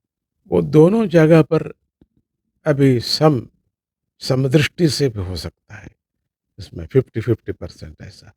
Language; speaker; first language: Hindi; non-native, local second language; Kannada